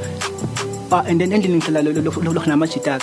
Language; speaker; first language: English; non-native, local second language; Zulu